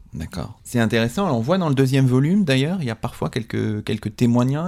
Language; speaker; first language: French; native; French